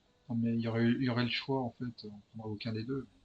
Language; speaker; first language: French; native; French